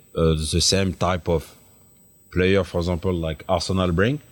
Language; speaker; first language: English; non-native, fluent; French